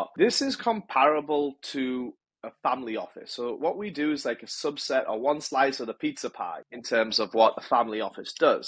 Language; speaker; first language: English; native; English